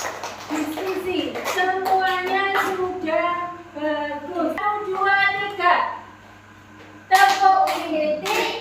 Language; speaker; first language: Indonesian; native; Indonesian